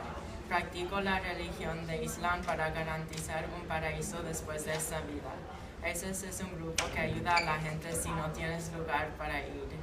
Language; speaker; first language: Spanish; non-native, learner; English